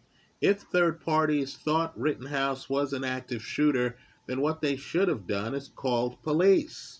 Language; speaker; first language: English; native; English